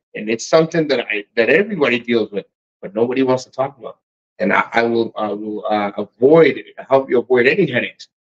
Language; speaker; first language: English; native; English